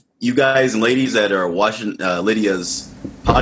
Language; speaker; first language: English; native; English